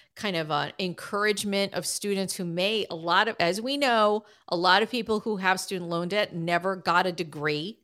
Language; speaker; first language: English; native; English